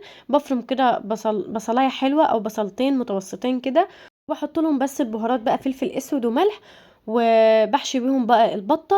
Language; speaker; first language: Arabic; native; Arabic